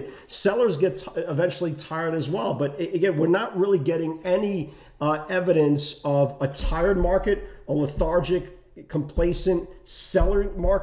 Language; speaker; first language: English; native; English